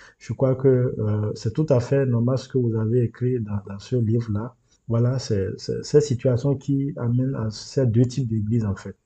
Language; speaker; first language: French; non-native, local second language; Yoruba